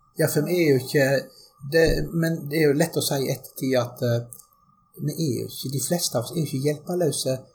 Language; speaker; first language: Norwegian; early bilingual, other home language; German